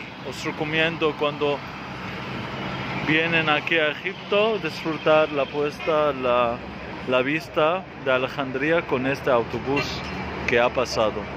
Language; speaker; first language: Spanish; non-native, fluent; Arabic